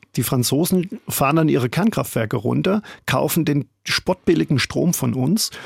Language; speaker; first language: German; native; German